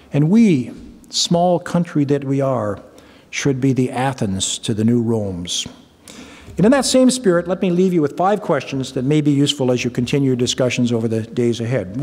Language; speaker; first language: English; native; English